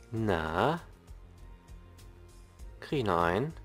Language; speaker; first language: German; native; German